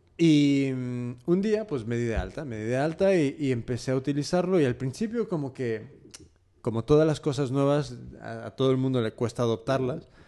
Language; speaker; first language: Spanish; early bilingual, heritage; Spanish